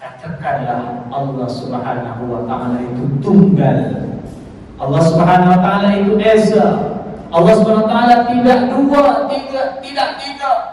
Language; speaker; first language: Malay; native; Malay